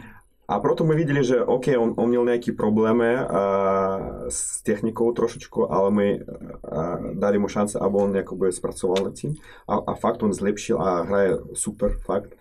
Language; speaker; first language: Czech; non-native, fluent; Russian